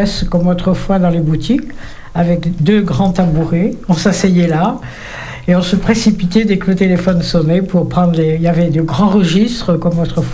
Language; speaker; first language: French; native; French